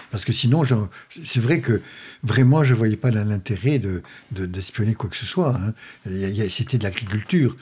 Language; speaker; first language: French; native; French